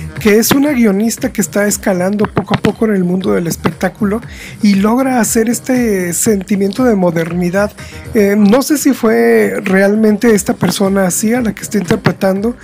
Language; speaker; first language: Spanish; native; Spanish